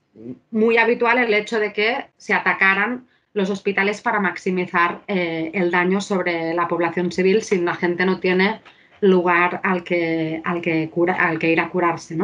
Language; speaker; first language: Spanish; native; Spanish